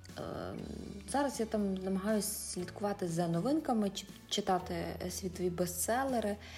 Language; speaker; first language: Ukrainian; native; Ukrainian